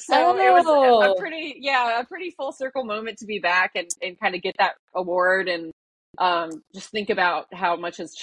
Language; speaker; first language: English; native; English